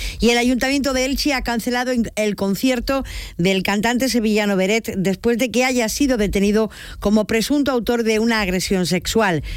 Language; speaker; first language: Spanish; native; Spanish